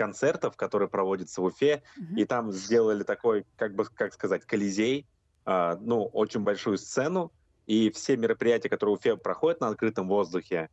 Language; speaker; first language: Russian; native; Russian